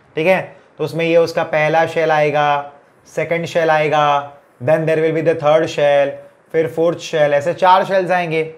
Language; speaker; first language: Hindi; non-native, local second language; Gujarati